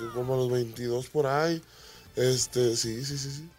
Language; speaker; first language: Spanish; native; Spanish